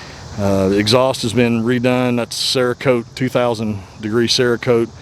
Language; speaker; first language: English; native; English